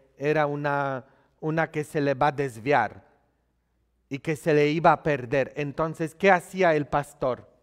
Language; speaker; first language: Spanish; non-native, fluent; Polish